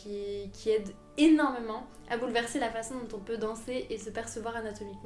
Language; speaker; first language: French; native; French